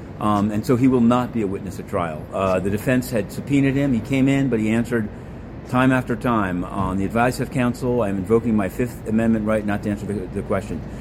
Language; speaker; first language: English; native; English